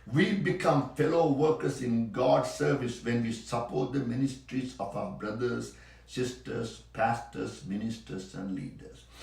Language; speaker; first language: English; non-native, local second language; Sinhala